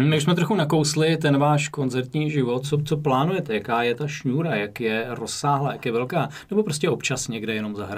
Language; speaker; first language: Czech; native; Czech